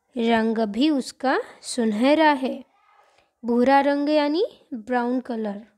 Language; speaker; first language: Hindi; non-native, local second language; Marathi